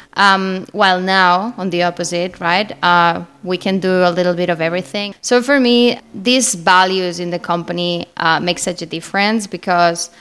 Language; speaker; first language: English; non-native, fluent; Spanish